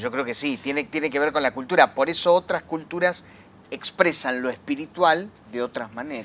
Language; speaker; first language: Spanish; native; Spanish